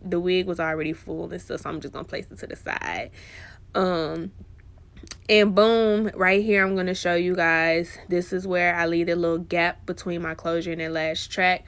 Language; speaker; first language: English; native; English